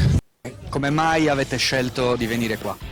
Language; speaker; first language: Italian; native; Italian